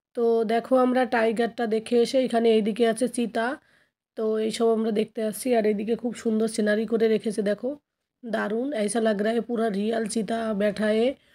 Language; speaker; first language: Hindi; non-native, local second language; Bangla